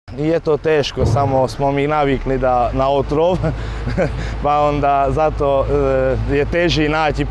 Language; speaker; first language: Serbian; non-native, local second language; Hungarian